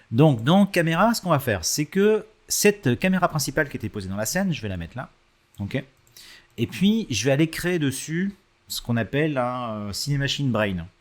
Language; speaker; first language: French; native; French